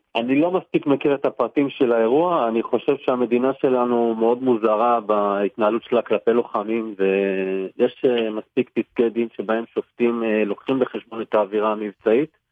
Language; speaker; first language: Hebrew; early bilingual, other home language; Turkish